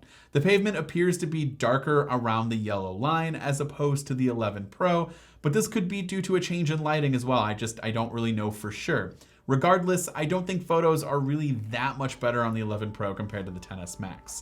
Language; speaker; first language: English; native; English